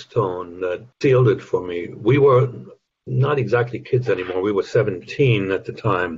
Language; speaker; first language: English; non-native, fluent; German